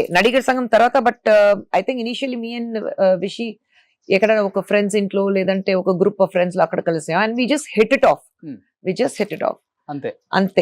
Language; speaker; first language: Telugu; non-native, local second language; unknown